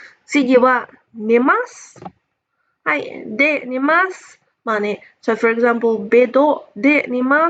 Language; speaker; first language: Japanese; non-native, fluent; English